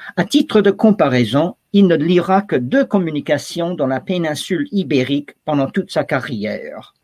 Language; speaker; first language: French; non-native, fluent; English